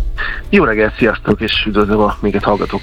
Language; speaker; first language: Hungarian; native; Hungarian